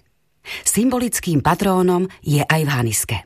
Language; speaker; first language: Slovak; native; Slovak